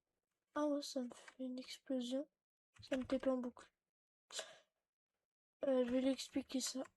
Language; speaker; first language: French; native; French